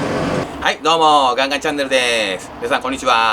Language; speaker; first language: Japanese; native; Japanese